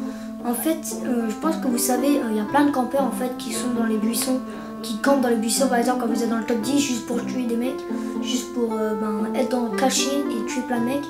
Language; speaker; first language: French; native; French